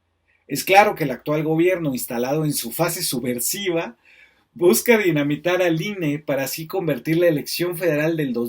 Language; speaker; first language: Spanish; native; Spanish